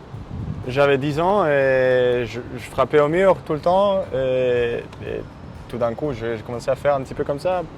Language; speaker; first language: French; native; French